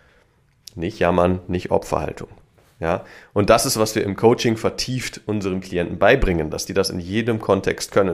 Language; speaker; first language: German; native; German